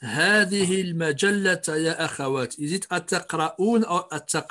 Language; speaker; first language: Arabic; non-native, fluent; English